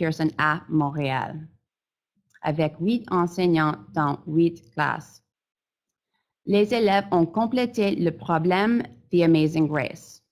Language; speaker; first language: French; non-native, fluent; English